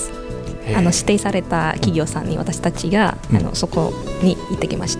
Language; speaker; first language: Japanese; non-native, fluent; Indonesian